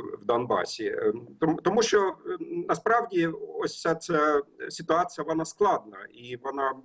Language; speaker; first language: Ukrainian; non-native, learner; German